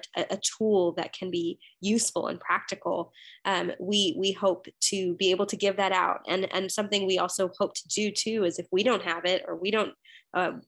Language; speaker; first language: English; native; English